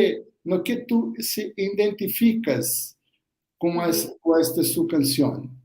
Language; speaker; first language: Spanish; non-native, learner; Portuguese